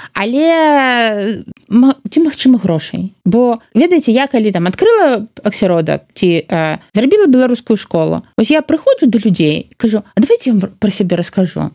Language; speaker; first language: Belarusian; native; Belarusian